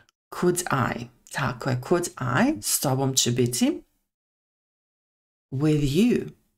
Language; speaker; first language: English; non-native, fluent; Serbian